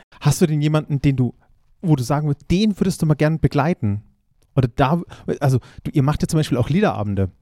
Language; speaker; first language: German; native; German